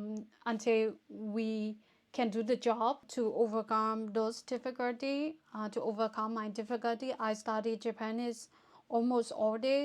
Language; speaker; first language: English; non-native, fluent; Burmese